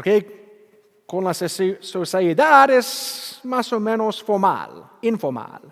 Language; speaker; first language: Spanish; non-native, learner; English